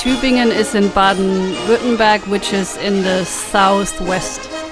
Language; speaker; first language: English; non-native, fluent; German